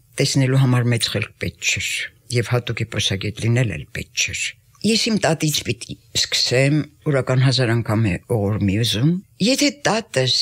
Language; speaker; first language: Armenian; native; Armenian